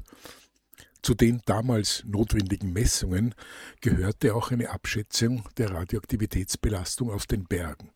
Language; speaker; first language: German; native; German